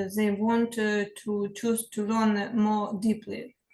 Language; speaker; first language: English; non-native, learner; Ukrainian